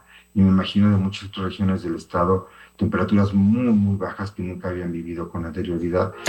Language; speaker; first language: Spanish; native; Spanish